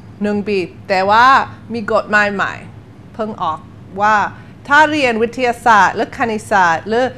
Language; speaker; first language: Thai; non-native, learner; English